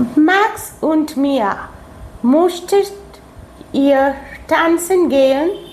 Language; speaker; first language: German; non-native, fluent; Malayalam